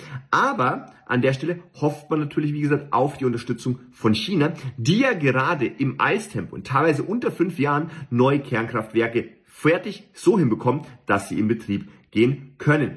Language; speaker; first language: German; native; German